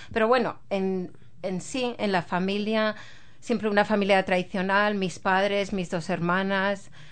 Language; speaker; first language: Spanish; native; Spanish